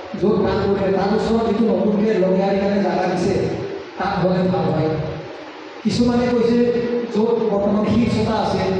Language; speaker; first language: Assamese; non-native, local second language; Karbi